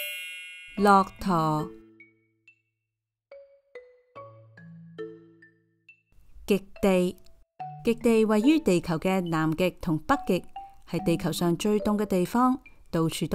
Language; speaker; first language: Cantonese; native; Cantonese